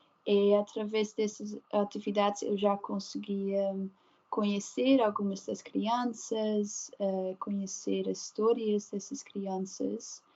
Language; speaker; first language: Portuguese; non-native, learner; Dutch